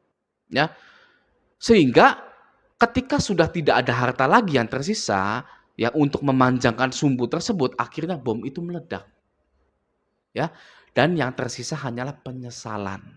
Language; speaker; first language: Indonesian; native; Indonesian